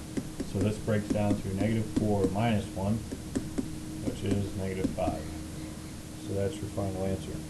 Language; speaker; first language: English; native; English